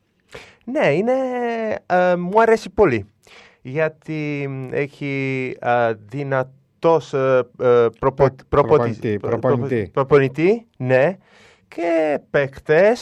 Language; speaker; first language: Greek; non-native, learner; Italian